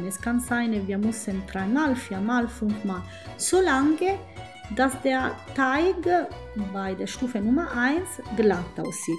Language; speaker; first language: German; non-native, fluent; Italian